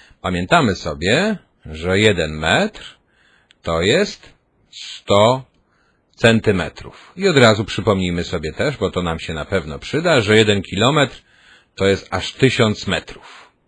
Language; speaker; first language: Polish; native; Polish